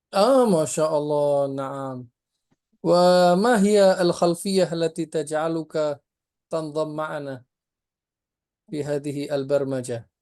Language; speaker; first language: Arabic; non-native, fluent; Indonesian